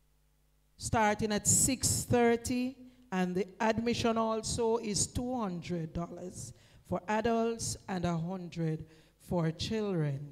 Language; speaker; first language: English; non-native, local second language; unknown